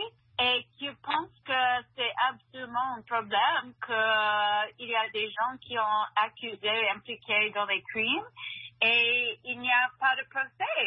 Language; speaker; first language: French; non-native, fluent; English